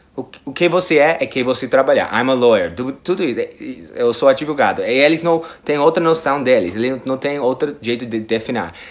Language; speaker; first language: Portuguese; non-native, fluent; English